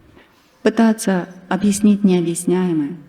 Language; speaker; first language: Russian; native; Russian